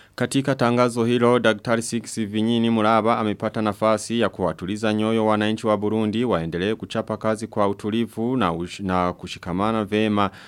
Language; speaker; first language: Swahili; non-native, local second language; Rundi